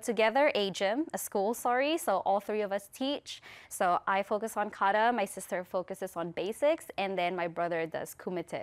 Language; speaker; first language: English; non-native, local second language; Filipino